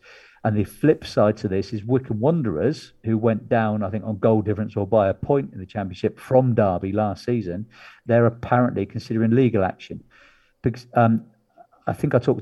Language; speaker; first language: English; native; English